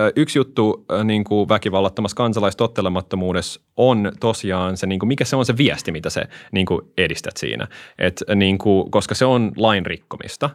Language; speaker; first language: Finnish; native; Finnish